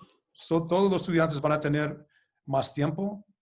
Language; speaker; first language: Spanish; early bilingual, heritage; Spanish